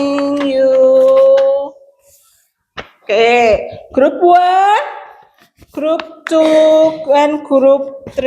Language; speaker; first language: English; non-native, learner; Indonesian